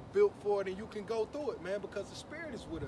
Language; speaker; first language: English; native; English